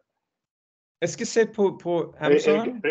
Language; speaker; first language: French; non-native, learner; English